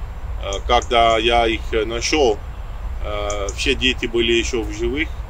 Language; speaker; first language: Russian; non-native, learner; Dutch